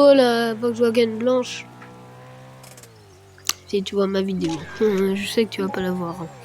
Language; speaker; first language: French; native; French